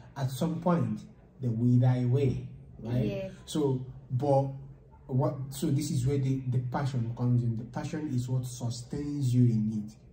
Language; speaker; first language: English; non-native, local second language; Igbo